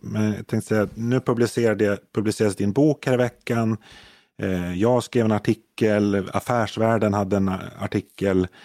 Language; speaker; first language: Swedish; native; Swedish